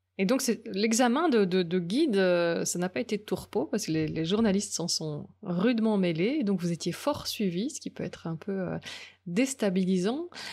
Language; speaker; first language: French; native; French